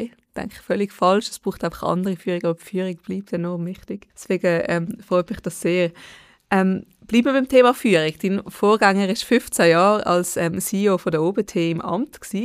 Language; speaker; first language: German; native; German